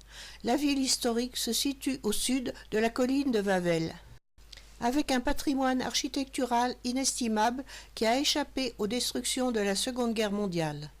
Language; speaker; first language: French; native; French